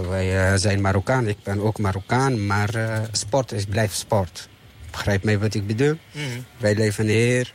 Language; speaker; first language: Dutch; non-native, learner; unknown